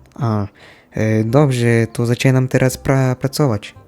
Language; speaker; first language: Polish; non-native, learner; Ukrainian